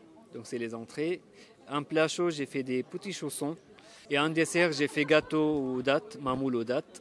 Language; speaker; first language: French; non-native, fluent; Arabic